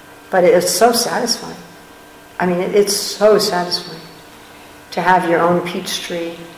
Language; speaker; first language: English; native; English